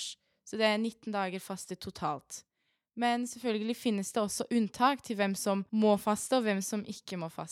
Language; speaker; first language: Norwegian; early bilingual, other home language; Persian